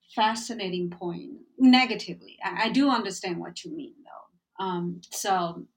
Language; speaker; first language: English; non-native, fluent; Chinese